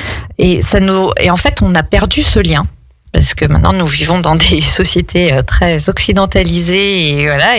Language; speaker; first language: French; native; French